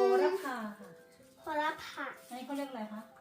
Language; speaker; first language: Thai; native; Thai